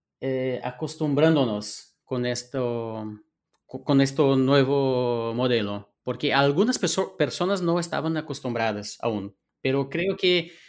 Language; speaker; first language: Spanish; non-native, fluent; Portuguese